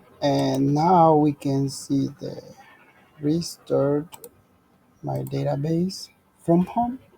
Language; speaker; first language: English; non-native, learner; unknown